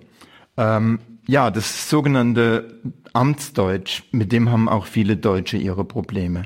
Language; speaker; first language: German; native; German